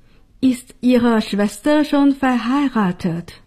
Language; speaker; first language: German; non-native, fluent; Chinese